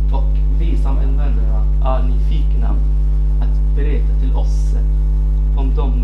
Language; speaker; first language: Swedish; non-native, fluent; Arabic